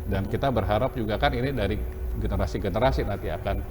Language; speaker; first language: Indonesian; native; Indonesian